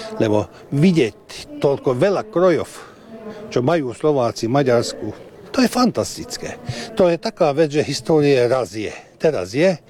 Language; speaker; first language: Slovak; non-native, local second language; Hungarian